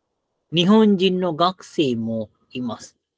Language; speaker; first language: Japanese; non-native, fluent; Sinhala